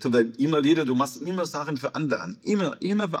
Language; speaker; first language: German; non-native, fluent; English